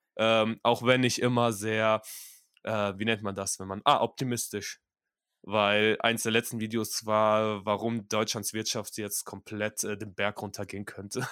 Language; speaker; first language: German; early bilingual, other home language; Russian